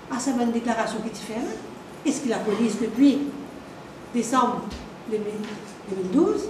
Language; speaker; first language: French; non-native, local second language; Morisyen